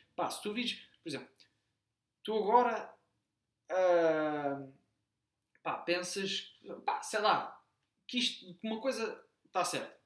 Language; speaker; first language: Portuguese; native; Portuguese